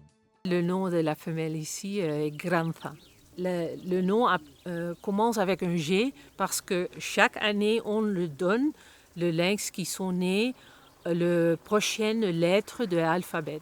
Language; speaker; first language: French; non-native, learner; Spanish